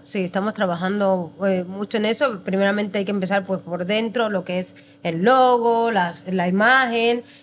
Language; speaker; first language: Spanish; native; Spanish